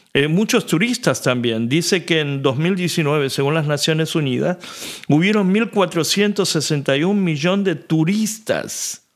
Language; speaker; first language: Spanish; native; Spanish